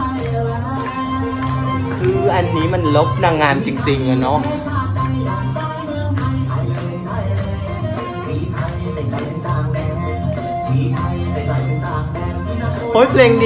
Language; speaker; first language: Thai; non-native, fluent; Vietnamese